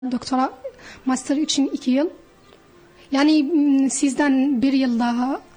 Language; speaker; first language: Turkish; non-native, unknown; Arabic